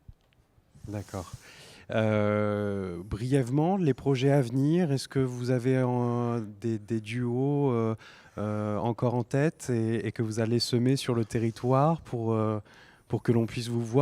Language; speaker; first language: French; native; French